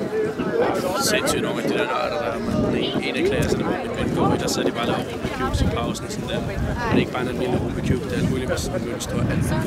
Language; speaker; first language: Danish; native; Danish